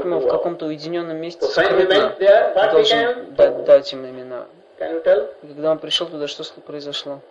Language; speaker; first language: Russian; non-native, fluent; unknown